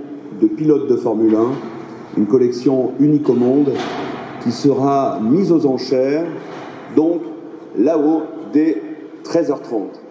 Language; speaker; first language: French; native; French